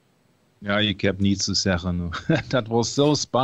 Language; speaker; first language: Dutch; non-native, learner; German